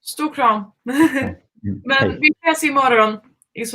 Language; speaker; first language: Swedish; non-native, fluent; Finnish